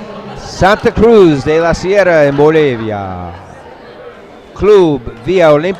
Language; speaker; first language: Spanish; non-native, learner; English